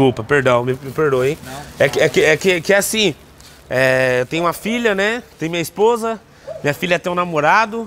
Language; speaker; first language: Portuguese; native; Portuguese